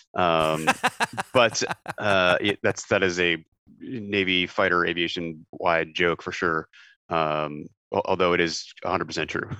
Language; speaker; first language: English; native; English